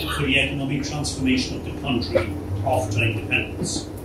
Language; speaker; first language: English; non-native, local second language; Morisyen